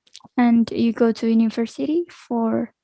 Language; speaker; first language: English; non-native, learner; Indonesian